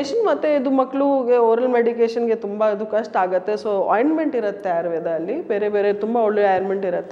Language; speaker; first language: Kannada; non-native, learner; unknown